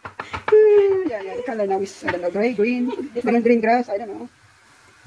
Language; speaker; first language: English; non-native, local second language; Filipino